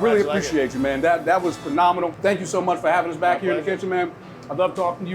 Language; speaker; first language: English; native; English